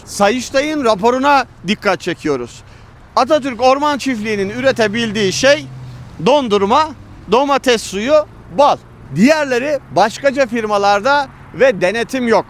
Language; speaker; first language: Turkish; native; Turkish